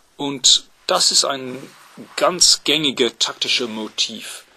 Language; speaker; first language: German; non-native, fluent; English